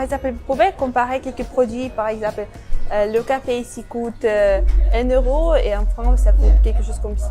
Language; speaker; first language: French; non-native, fluent; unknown